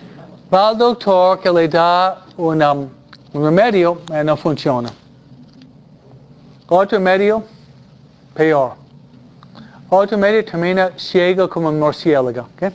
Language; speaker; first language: Spanish; non-native, fluent; English